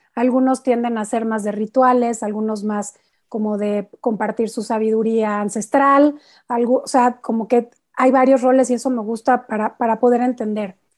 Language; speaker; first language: Spanish; native; Spanish